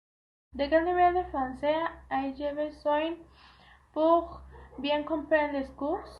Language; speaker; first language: French; non-native, learner; Spanish